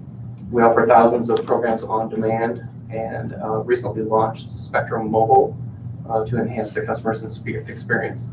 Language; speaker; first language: English; native; English